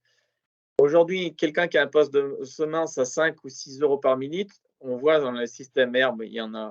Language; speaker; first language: French; native; French